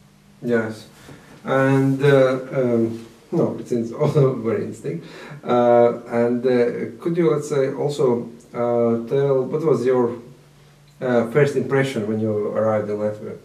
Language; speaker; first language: English; non-native, fluent; Latvian